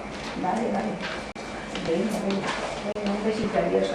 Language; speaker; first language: Spanish; native; Spanish